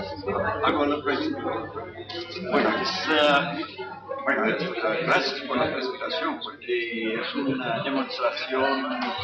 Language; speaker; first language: Spanish; non-native, fluent; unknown